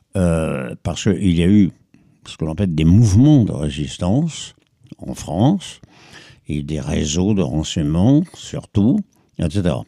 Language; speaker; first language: French; native; French